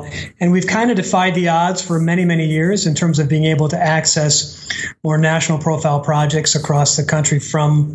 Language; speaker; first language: English; native; English